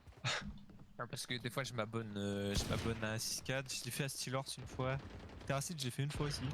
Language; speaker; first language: French; native; French